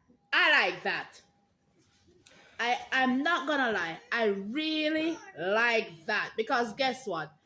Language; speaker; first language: English; non-native, local second language; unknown